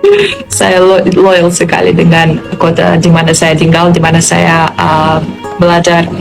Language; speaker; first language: Indonesian; non-native, fluent; Polish